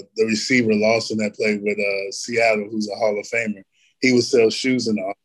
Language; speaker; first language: English; native; English